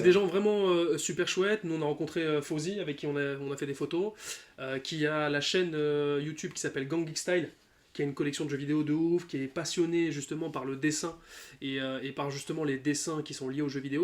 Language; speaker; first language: French; native; French